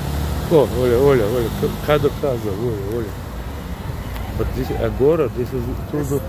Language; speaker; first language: Portuguese; non-native, learner; English